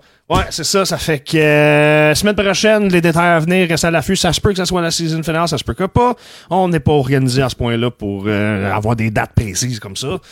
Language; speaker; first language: French; native; French